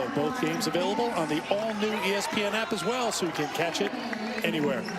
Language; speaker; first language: English; native; English